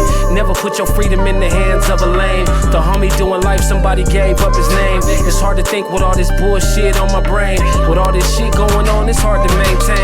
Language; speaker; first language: English; native; English